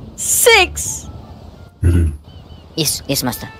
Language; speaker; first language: English; non-native, learner; Indonesian